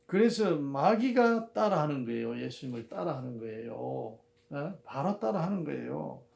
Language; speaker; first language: Korean; native; Korean